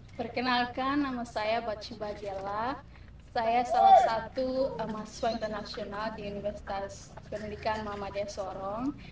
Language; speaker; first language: Indonesian; non-native, learner; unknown